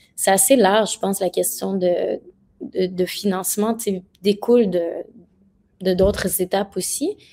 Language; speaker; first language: French; native; French